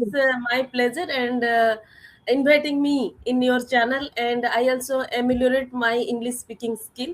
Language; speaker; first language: English; non-native, learner; Odia